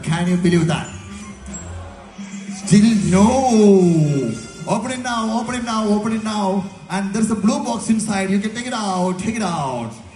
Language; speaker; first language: English; non-native, local second language; Malayalam